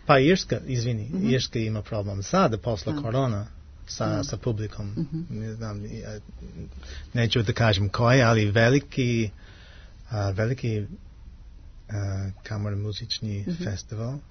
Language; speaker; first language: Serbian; non-native, learner; English